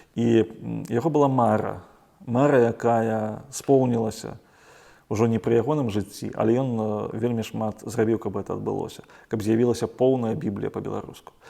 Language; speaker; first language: Belarusian; native; Belarusian